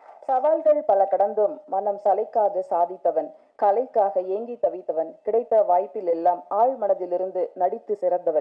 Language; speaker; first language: Tamil; native; Tamil